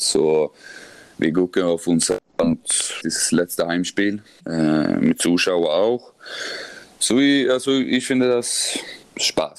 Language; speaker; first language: German; non-native, learner; Swedish